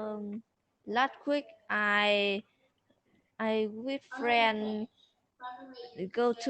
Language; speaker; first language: English; non-native, learner; Vietnamese